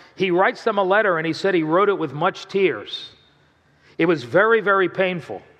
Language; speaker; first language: English; native; English